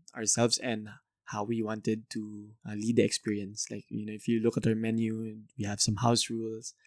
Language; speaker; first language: English; non-native, local second language; Filipino